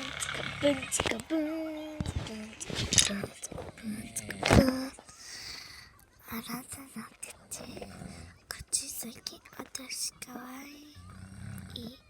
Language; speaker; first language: Japanese; non-native, learner; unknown